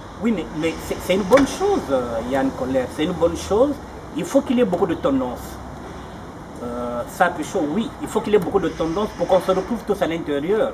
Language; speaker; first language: French; non-native, local second language; Lingala